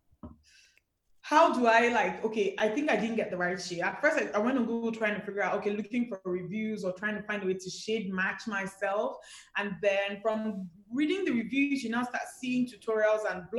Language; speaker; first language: English; non-native, local second language; Igbo